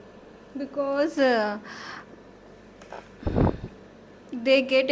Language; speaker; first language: English; non-native, learner; Hindi